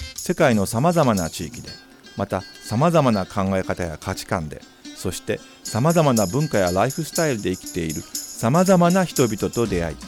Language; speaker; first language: Japanese; native; Japanese